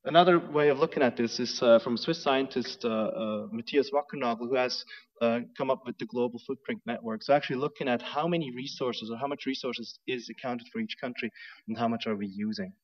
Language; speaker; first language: English; non-native, fluent; German